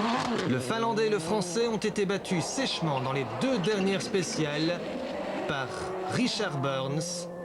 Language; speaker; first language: French; native; French